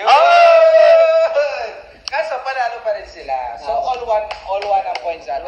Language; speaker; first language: Filipino; native; Filipino